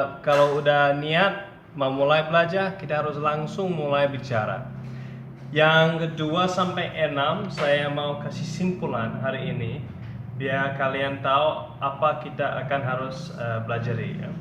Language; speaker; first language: Indonesian; non-native, fluent; English